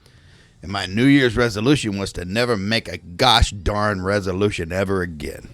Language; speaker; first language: English; native; English